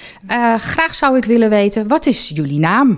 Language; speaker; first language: Dutch; native; Dutch